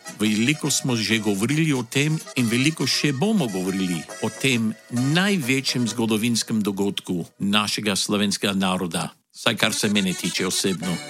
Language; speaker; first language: Slovenian; early bilingual, heritage; Slovenian